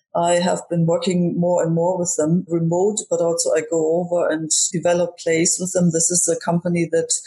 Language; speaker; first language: English; non-native, fluent; German